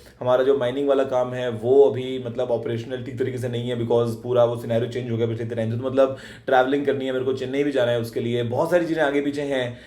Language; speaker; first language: Hindi; native; Hindi